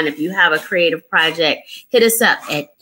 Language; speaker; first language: English; native; English